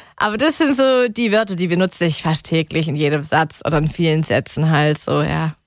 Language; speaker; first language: German; native; German